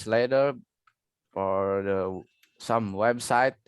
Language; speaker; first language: English; non-native, learner; Indonesian